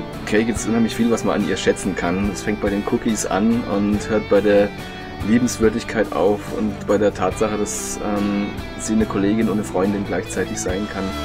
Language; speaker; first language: German; native; German